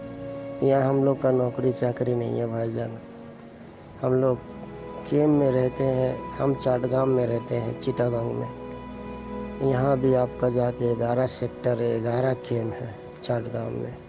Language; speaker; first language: Hindi; early bilingual, heritage; Urdu